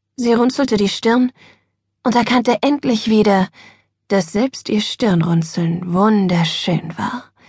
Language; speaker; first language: German; native; German